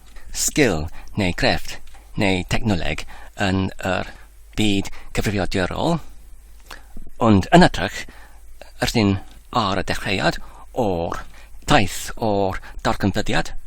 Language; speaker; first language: Welsh; non-native, learner; English